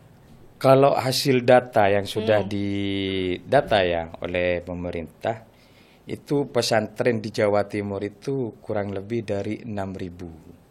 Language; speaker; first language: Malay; non-native, local second language; Madurese